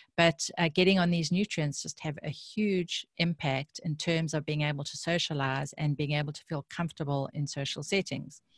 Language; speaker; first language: English; native; English